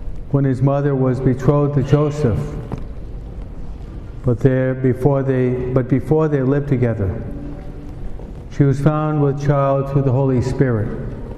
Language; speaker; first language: English; non-native, fluent; Spanish